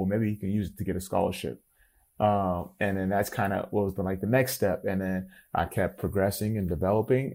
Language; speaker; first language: English; native; English